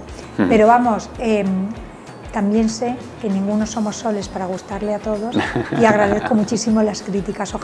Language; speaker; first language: Spanish; native; Spanish